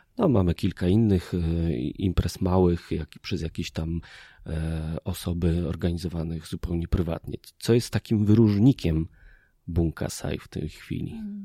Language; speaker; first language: Polish; native; Polish